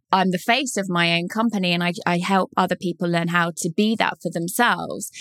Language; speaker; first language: English; native; English